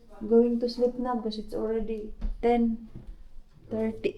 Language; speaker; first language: English; non-native, local second language; Filipino